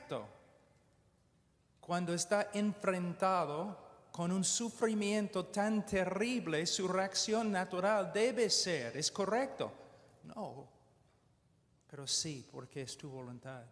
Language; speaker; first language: Spanish; non-native, fluent; English